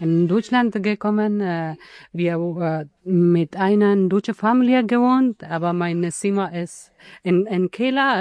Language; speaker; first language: German; non-native, learner; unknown